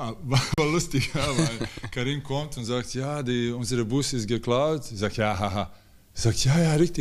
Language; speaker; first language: German; non-native, learner; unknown